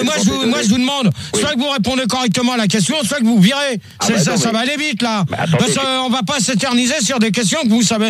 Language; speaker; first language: French; native; French